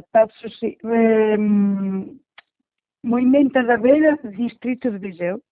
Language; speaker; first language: Portuguese; early bilingual, heritage; Portuguese